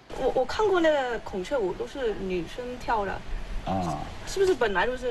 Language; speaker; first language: Chinese; non-native, fluent; English